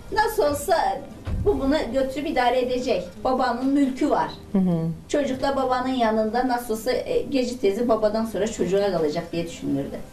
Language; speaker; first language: Turkish; native; Turkish